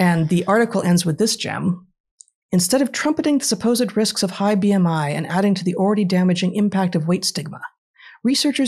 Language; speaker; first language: English; native; English